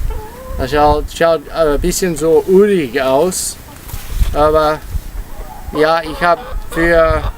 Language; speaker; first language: German; non-native, learner; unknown